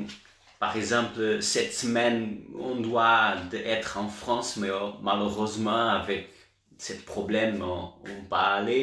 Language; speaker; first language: French; non-native, learner; Portuguese